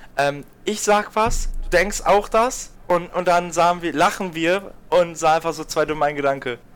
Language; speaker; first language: German; native; German